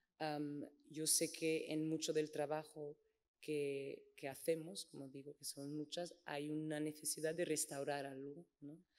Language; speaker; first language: Spanish; non-native, fluent; English